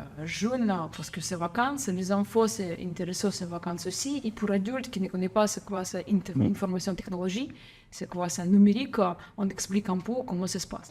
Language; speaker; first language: French; non-native, learner; Ukrainian